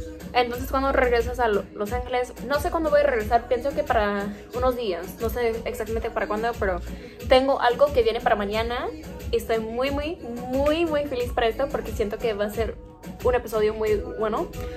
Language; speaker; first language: Spanish; early bilingual, heritage; Spanish